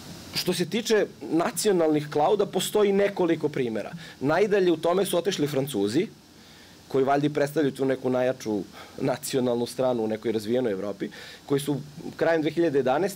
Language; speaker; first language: Serbian; native; Serbian